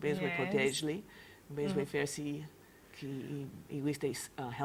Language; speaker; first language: Haitian Creole; non-native, fluent; English